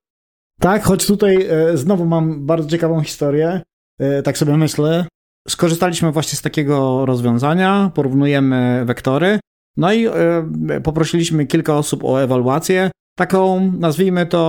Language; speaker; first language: Polish; native; Polish